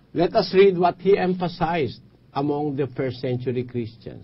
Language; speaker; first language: English; non-native, local second language; Pampanga